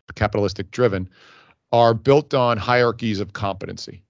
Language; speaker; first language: English; native; English